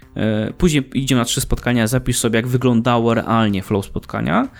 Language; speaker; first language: Polish; native; Polish